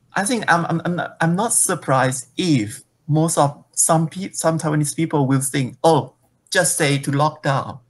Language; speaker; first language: English; non-native, fluent; Thai